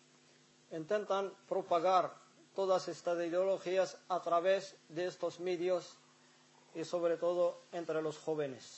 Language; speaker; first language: Spanish; non-native, fluent; Arabic